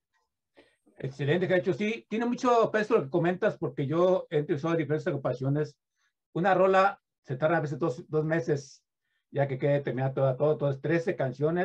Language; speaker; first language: Spanish; native; Spanish